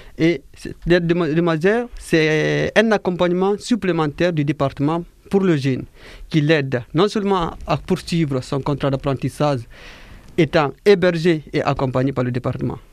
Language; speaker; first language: French; non-native, fluent; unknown